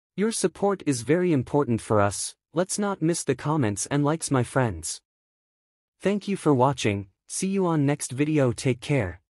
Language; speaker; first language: English; non-native, learner; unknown